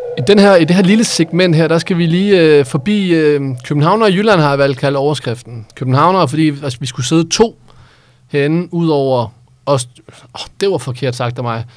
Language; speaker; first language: Danish; native; Danish